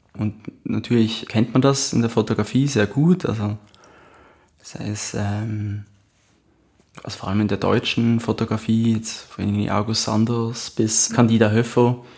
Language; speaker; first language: German; native; German